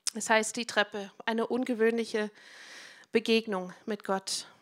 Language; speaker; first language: German; non-native, fluent; English